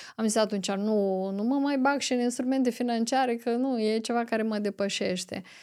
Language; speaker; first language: Romanian; native; Romanian